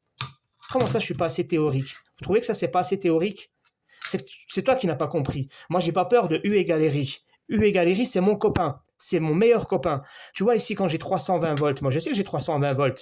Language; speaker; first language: French; native; French